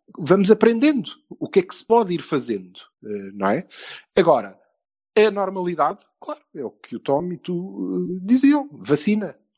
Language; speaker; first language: Portuguese; native; Portuguese